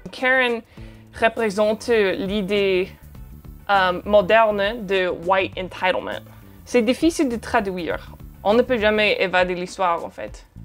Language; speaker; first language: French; non-native, fluent; English